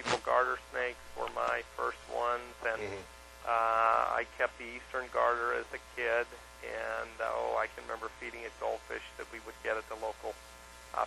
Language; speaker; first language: English; native; English